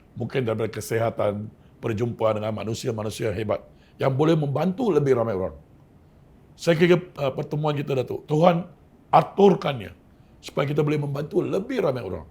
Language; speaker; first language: Malay; non-native, local second language; Chinese